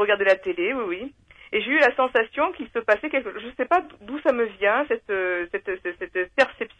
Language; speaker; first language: French; native; French